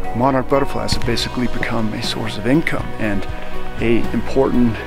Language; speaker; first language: English; native; English